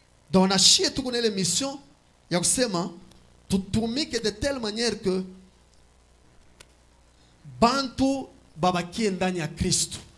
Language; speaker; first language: French; non-native, local second language; Swahili